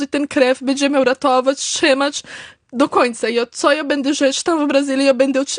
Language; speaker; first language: Polish; early bilingual, heritage; Polish